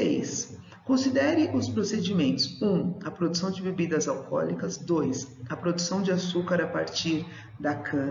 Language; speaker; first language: Portuguese; native; Portuguese